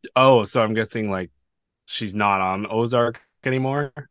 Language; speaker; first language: English; native; English